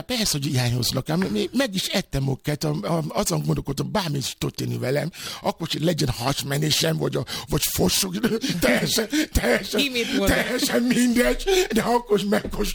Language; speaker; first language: Hungarian; non-native, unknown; Yoruba